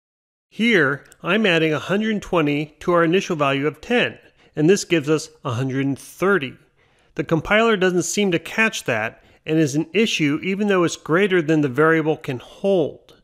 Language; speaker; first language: English; native; English